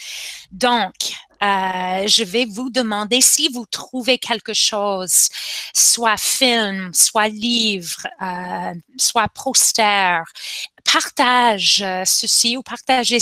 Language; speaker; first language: French; non-native, local second language; English